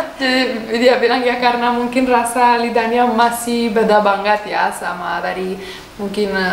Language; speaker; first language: Indonesian; non-native, learner; Russian